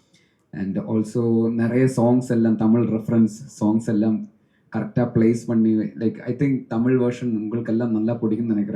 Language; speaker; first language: Tamil; non-native, learner; Malayalam